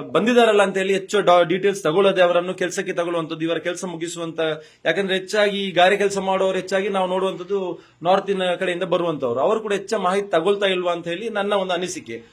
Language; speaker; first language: Kannada; native; Kannada